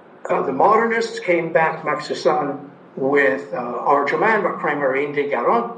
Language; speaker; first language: English; native; English